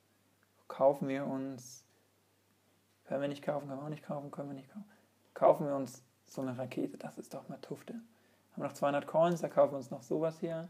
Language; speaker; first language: German; native; German